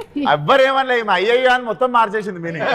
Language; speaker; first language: Telugu; native; Telugu